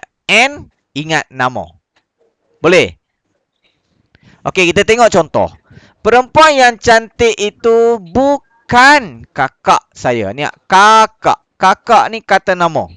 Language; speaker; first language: Malay; native; Malay